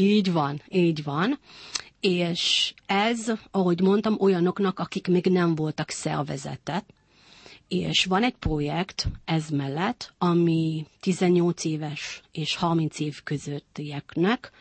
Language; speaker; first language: Hungarian; early bilingual, heritage; Hungarian